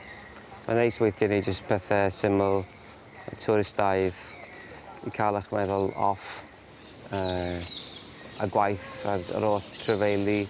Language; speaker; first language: Welsh; native; Welsh